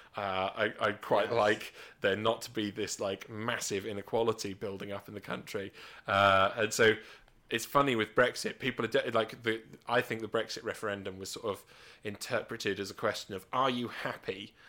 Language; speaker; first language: English; native; English